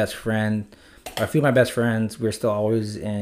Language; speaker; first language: English; native; English